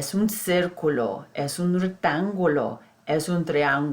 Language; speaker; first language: Spanish; non-native, fluent; English